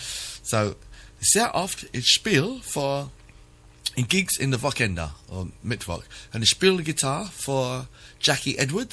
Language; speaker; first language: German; non-native, learner; English